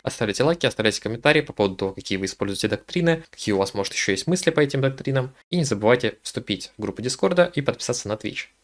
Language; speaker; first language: Russian; native; Russian